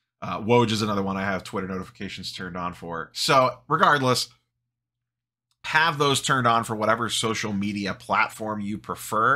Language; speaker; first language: English; native; English